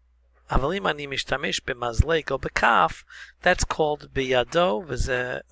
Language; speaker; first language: Hebrew; non-native, fluent; English